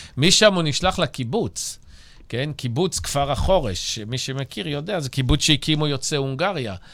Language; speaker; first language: Hebrew; native; Hebrew